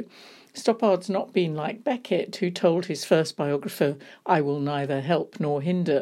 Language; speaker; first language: English; native; English